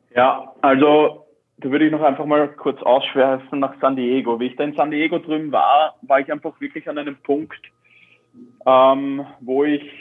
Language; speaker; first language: German; native; German